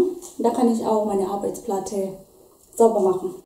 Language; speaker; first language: German; non-native, fluent; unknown